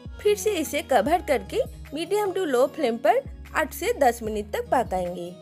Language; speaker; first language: Hindi; non-native, local second language; Bangla